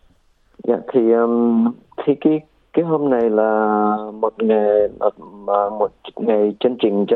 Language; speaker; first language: Vietnamese; early bilingual, heritage; Vietnamese